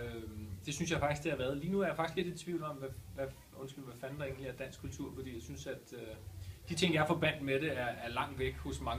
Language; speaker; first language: Danish; native; Danish